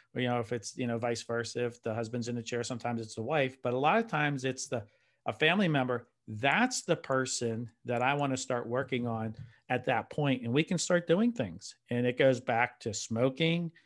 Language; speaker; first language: English; native; English